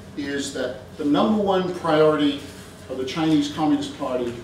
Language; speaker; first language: English; native; English